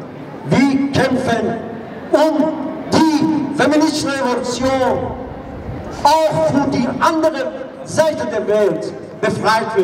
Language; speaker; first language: German; non-native, fluent; Persian